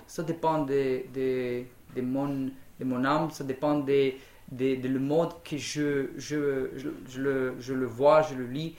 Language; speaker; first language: French; non-native, fluent; Romanian